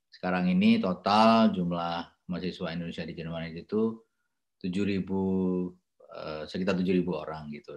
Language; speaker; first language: Indonesian; native; Indonesian